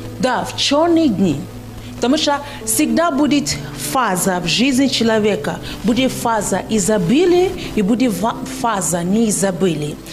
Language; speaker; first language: Russian; non-native, fluent; Yoruba